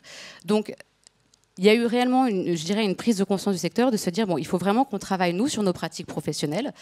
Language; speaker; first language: French; native; French